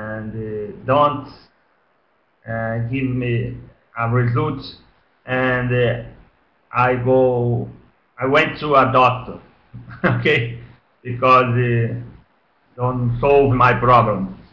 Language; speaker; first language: English; non-native, learner; Portuguese